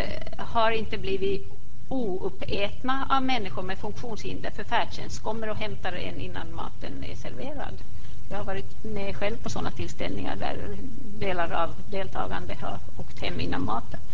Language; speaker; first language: Swedish; native; Swedish